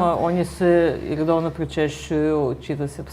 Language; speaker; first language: Bosnian; native; Bosnian